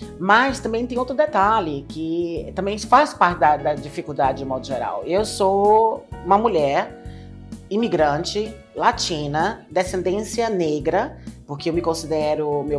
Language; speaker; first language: Portuguese; native; Portuguese